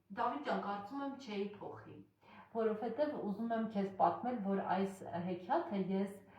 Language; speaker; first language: Armenian; native; Armenian